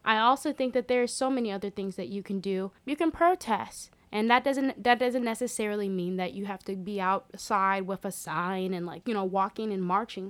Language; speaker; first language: English; native; English